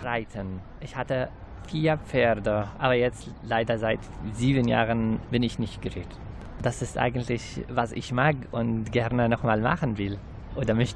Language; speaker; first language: German; non-native, fluent; Arabic